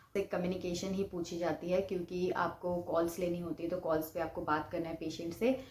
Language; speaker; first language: Hindi; non-native, local second language; Bangla